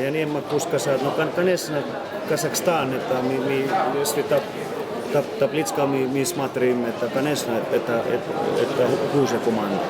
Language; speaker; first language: Russian; non-native, learner; Finnish